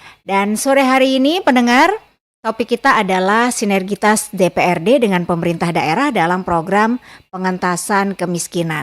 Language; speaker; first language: Indonesian; native; Indonesian